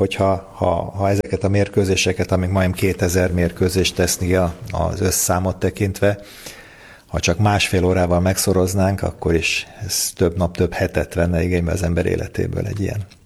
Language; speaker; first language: Hungarian; native; Hungarian